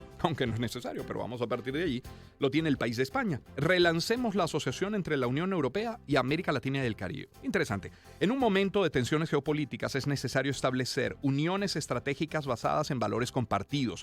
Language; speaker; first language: Spanish; native; Spanish